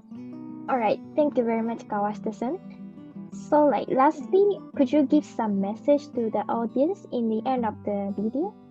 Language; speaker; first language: English; non-native, fluent; Japanese